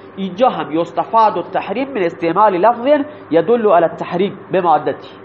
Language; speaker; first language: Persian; non-native, local second language; Baluchi